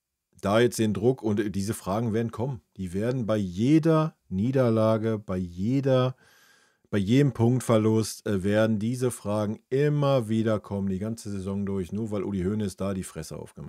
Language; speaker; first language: German; native; German